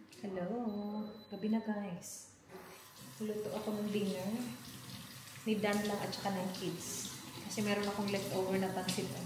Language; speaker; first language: Filipino; non-native, local second language; Cebuano